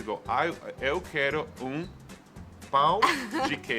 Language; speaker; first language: Portuguese; non-native, fluent; English